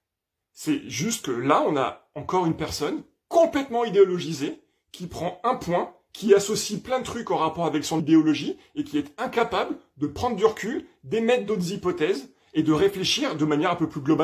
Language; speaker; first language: French; native; French